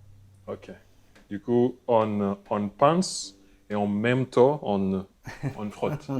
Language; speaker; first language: French; non-native, fluent; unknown